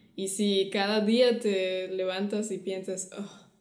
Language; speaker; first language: Spanish; non-native, fluent; German